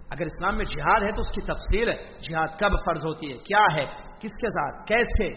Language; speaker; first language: Urdu; native; Urdu